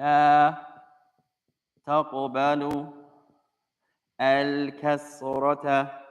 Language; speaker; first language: Arabic; non-native, fluent; English